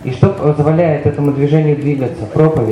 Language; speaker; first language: Russian; native; Russian